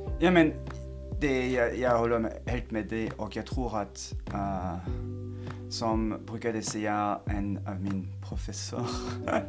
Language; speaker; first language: Swedish; non-native, fluent; French